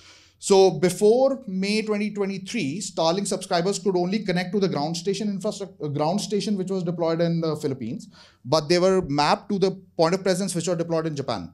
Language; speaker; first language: English; non-native, fluent; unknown